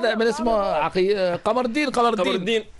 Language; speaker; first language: Arabic; native; Arabic